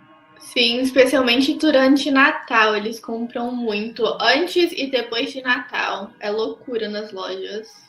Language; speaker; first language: Portuguese; early bilingual, heritage; Portuguese